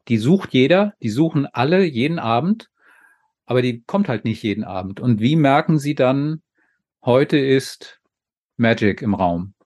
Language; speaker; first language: German; native; German